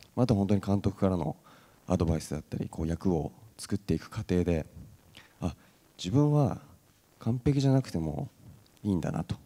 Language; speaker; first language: Japanese; native; Japanese